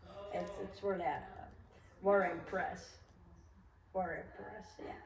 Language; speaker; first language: English; non-native, learner; Russian